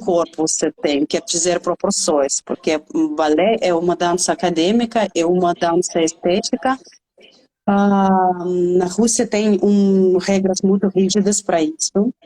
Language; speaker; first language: Portuguese; non-native, fluent; Russian